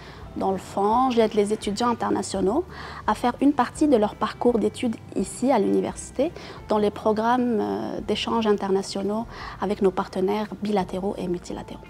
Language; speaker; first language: French; non-native, local second language; Arabic